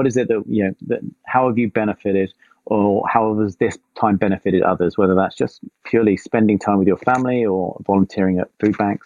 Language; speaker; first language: English; native; English